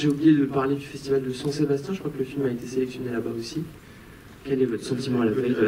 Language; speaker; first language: French; native; French